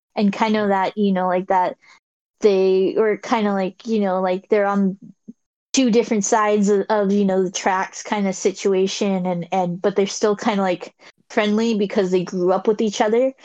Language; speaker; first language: English; native; English